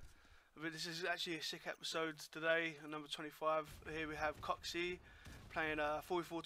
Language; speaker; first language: English; native; English